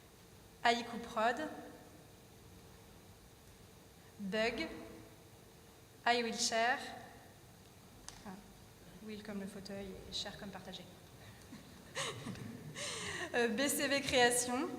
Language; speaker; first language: French; native; French